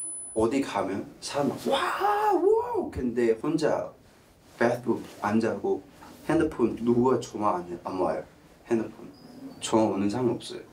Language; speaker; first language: Korean; non-native, learner; Cantonese